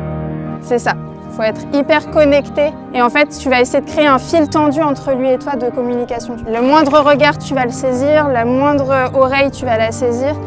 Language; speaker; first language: French; native; French